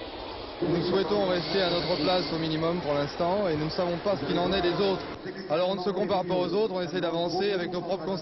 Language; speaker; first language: French; native; French